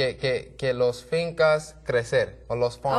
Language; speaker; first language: Spanish; non-native, learner; English